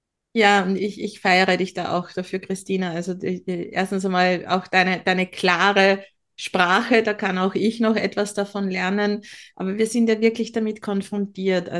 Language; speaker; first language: German; native; German